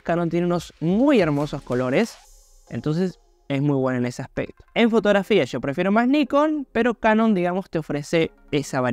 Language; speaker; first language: Spanish; native; Spanish